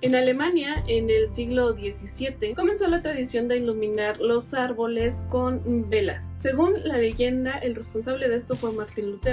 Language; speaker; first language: Spanish; native; Spanish